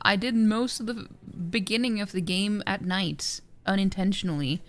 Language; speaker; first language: English; non-native, fluent; Norwegian